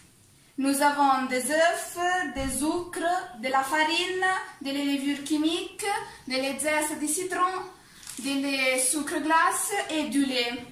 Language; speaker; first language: French; non-native, learner; Italian